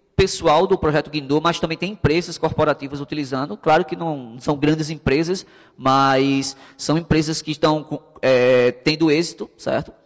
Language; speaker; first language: Portuguese; native; Portuguese